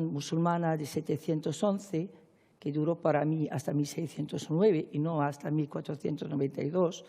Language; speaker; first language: Spanish; non-native, fluent; Arabic